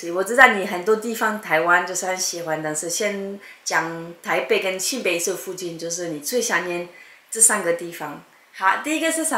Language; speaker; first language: Chinese; non-native, fluent; French